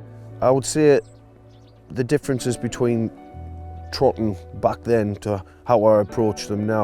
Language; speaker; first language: English; native; English